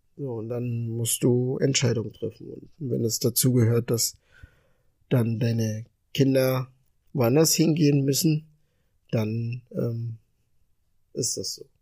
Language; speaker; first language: German; early bilingual, other home language; Ga